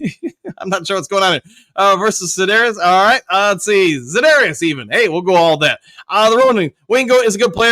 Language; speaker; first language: English; native; English